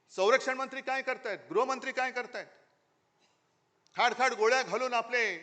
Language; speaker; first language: Marathi; native; Marathi